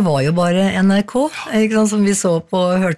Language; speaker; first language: Norwegian; native; Norwegian